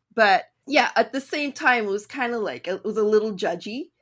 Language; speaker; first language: English; native; English